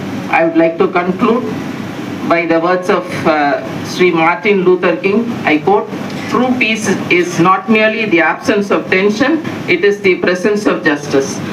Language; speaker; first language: English; non-native, local second language; Tamil